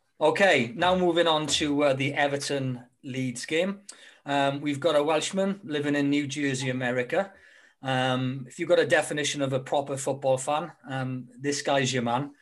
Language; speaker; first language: English; native; English